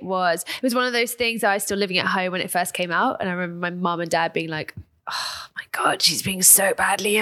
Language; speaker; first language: English; native; English